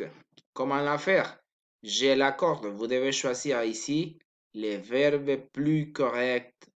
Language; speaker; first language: French; non-native, learner; Spanish